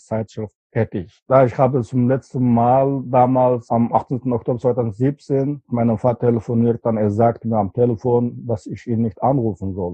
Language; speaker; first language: German; non-native, fluent; Uyghur